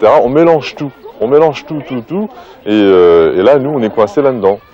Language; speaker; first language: French; native; French